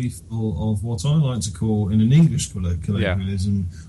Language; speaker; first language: English; native; English